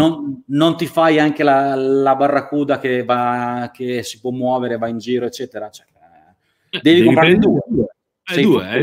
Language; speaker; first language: Italian; native; Italian